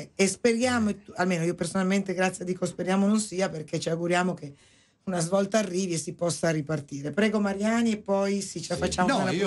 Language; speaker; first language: Italian; native; Italian